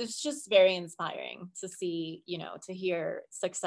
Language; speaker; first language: English; non-native, fluent; Spanish